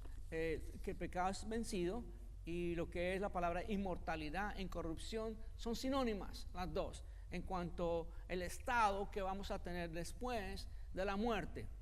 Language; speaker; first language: Spanish; native; Spanish